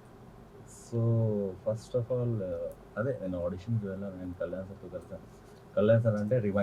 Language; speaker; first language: Telugu; non-native, local second language; Hindi